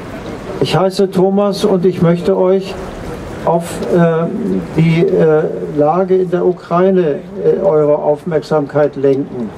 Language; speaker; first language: German; non-native, fluent; English